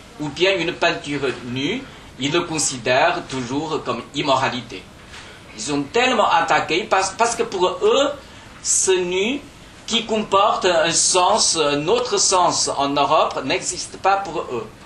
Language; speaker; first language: French; non-native, fluent; Chinese